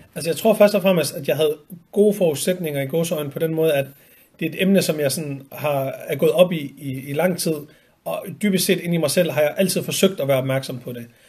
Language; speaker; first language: Danish; early bilingual, other home language; Arabic